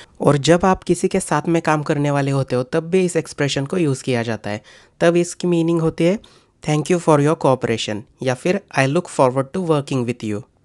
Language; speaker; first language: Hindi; non-native, local second language; Marathi